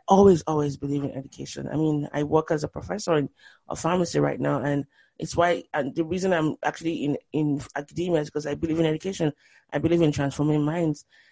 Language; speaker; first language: English; non-native, local second language; Yoruba